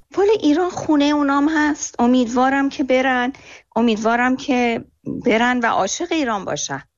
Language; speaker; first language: Persian; native; Persian